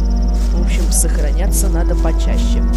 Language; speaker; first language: Russian; native; Russian